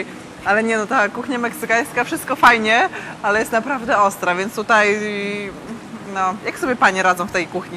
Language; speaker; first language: Polish; native; Polish